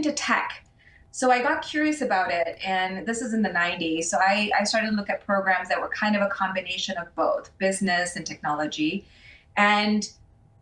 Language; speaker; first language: English; non-native, local second language; Urdu